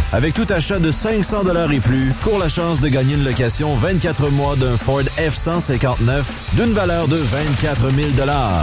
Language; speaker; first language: French; native; French